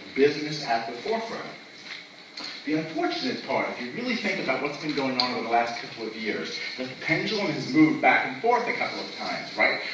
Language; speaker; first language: English; native; English